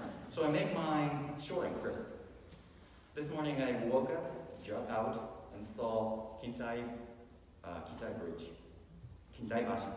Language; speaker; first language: English; early bilingual, other home language; Japanese